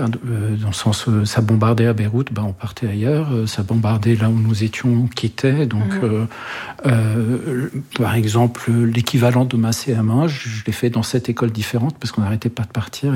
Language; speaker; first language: French; early bilingual, other home language; Arabic